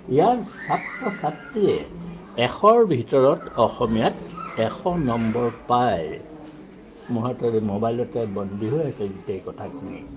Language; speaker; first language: Assamese; native; Assamese